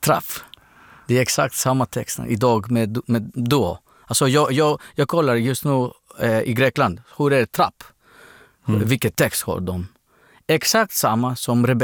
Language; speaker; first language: Swedish; non-native, fluent; Greek